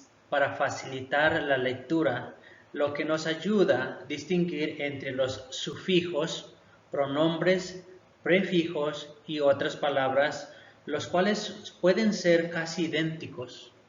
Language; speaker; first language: Spanish; non-native, local second language; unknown